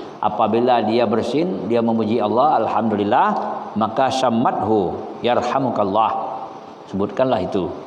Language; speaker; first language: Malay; non-native, local second language; Minangkabau